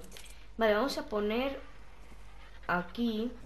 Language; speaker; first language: Spanish; native; Spanish